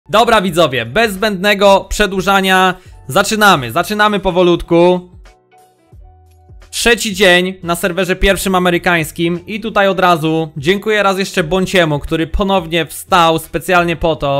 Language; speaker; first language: Polish; native; Polish